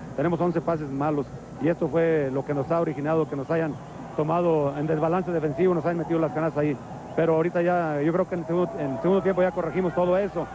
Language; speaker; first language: Spanish; native; Spanish